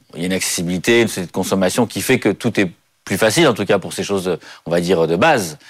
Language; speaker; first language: French; native; French